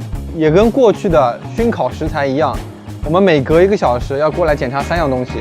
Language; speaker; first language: Chinese; native; Chinese